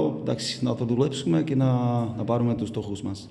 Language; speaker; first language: Greek; non-native, learner; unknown